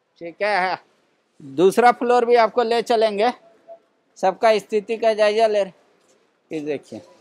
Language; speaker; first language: Hindi; native; Hindi